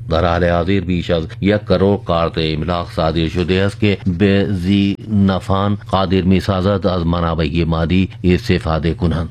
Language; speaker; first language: Persian; non-native, fluent; Urdu